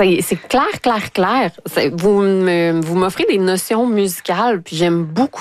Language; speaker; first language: French; native; French